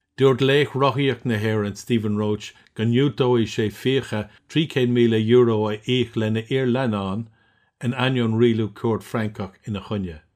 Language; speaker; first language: Irish; non-native, local second language; English